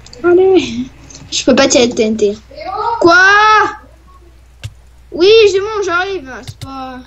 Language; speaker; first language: French; native; French